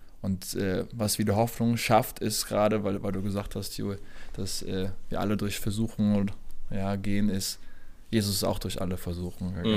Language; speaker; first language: German; native; German